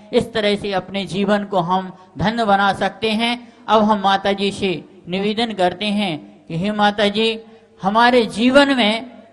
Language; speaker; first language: Hindi; native; Hindi